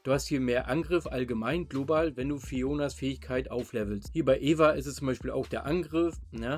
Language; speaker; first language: German; native; German